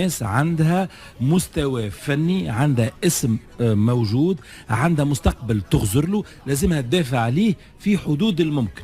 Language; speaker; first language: Arabic; native; Arabic